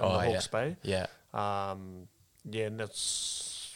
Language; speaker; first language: English; non-native, local second language; Māori